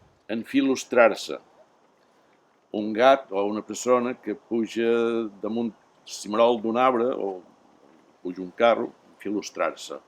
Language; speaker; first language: Catalan; native; Catalan